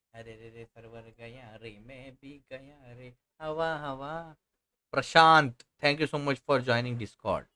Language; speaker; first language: Hindi; non-native, local second language; Marathi